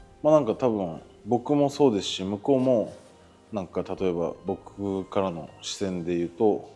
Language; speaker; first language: Japanese; native; Japanese